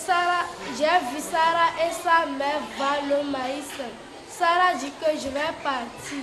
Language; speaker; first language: French; non-native, learner; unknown